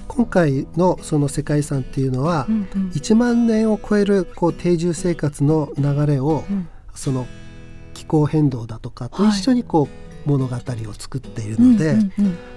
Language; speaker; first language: Japanese; native; Japanese